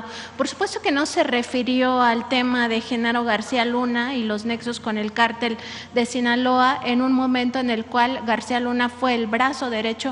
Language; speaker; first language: Spanish; native; Spanish